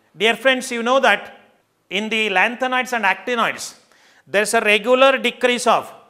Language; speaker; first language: English; non-native, local second language; Kannada